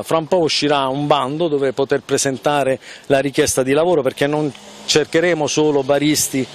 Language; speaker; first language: Italian; native; Italian